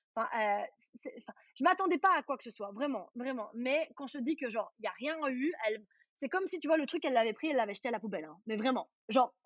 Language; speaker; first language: French; native; French